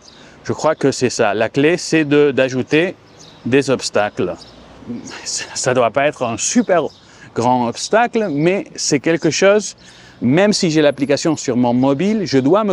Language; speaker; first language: French; non-native, fluent; Spanish